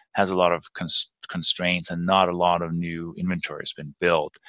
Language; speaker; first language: English; non-native, fluent; Danish